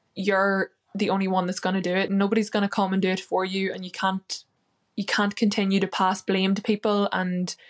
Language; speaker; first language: English; native; English